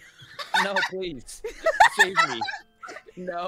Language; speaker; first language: English; non-native, fluent; Japanese